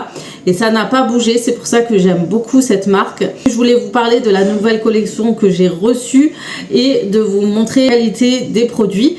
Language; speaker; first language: French; native; French